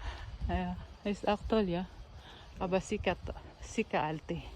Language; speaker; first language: German; non-native, learner; Filipino